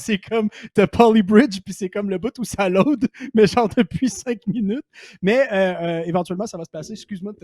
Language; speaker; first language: French; native; French